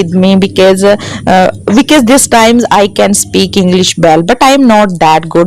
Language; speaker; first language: English; non-native, learner; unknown